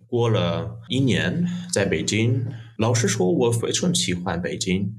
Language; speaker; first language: Chinese; non-native, fluent; Russian